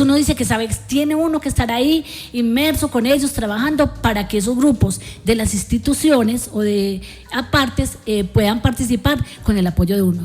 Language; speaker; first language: Spanish; native; Spanish